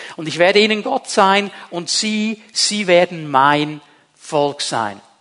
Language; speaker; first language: German; native; German